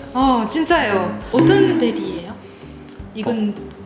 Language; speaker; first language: Korean; non-native, learner; French